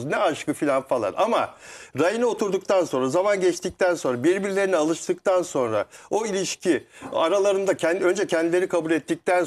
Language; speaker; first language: Turkish; native; Turkish